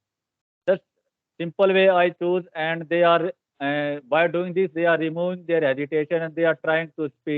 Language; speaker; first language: English; non-native, learner; Hindi